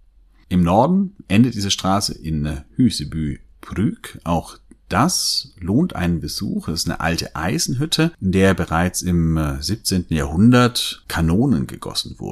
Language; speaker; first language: German; native; German